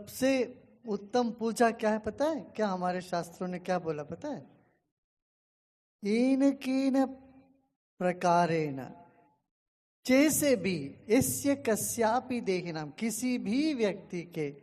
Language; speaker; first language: Hindi; non-native, local second language; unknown